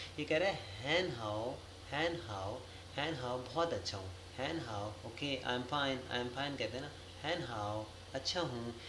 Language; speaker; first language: Urdu; native; Urdu